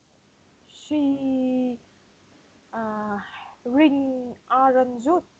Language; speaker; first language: English; non-native, learner; Vietnamese